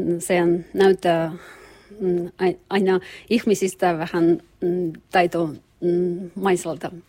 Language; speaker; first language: Finnish; non-native, learner; Russian